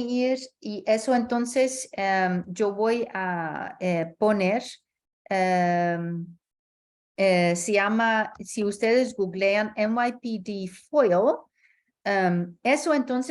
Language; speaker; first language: Spanish; early bilingual, heritage; Spanish